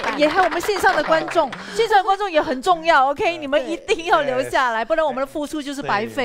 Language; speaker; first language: Chinese; native; Chinese